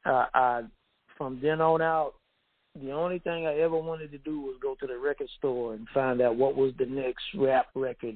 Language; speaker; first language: English; native; English